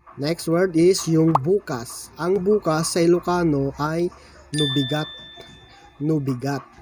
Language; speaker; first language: Filipino; non-native, local second language; Iloko